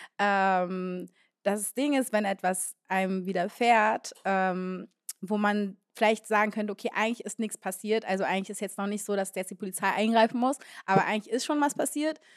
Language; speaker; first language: German; native; German